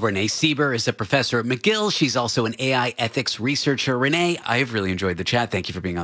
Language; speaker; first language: English; native; English